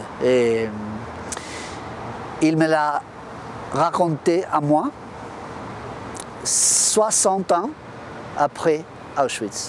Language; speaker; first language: French; non-native, fluent; Spanish